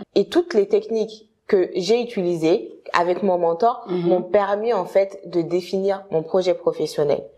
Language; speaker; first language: French; non-native, local second language; Bambara